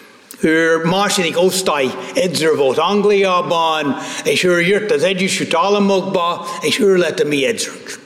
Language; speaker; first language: Hungarian; non-native, fluent; English